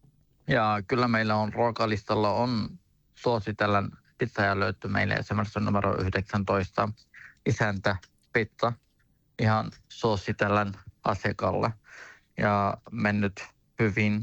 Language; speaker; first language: Finnish; non-native, learner; Turkish